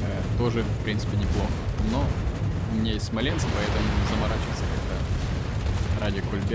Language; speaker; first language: Russian; native; Russian